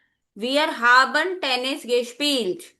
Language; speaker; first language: German; non-native, learner; Hindi